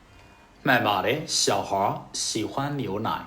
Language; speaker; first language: Chinese; non-native, fluent; Burmese